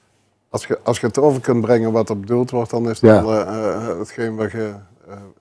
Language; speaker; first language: Dutch; native; Dutch